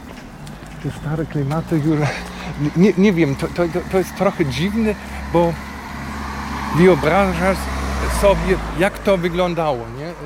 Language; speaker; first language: Polish; non-native, fluent; German